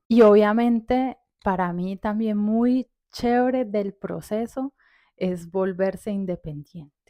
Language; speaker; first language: Spanish; native; Spanish